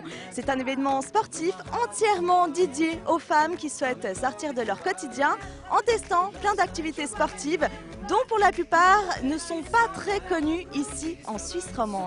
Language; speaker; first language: French; native; French